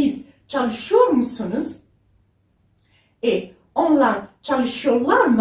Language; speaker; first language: Turkish; non-native, fluent; French